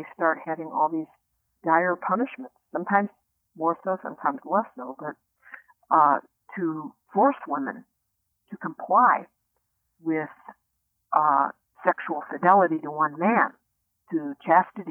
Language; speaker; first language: English; native; English